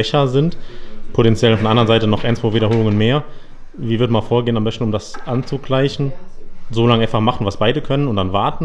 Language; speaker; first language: German; native; German